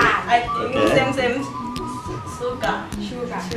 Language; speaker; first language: English; non-native, learner; Thai